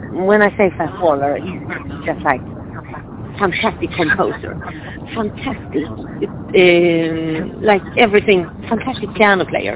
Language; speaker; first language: English; non-native, fluent; Swedish